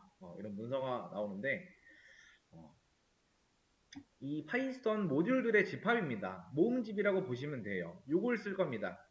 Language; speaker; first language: Korean; native; Korean